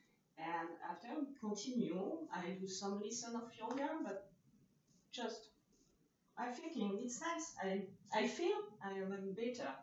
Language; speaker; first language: English; non-native, learner; French